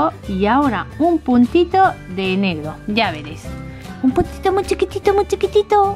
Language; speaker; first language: Spanish; native; Spanish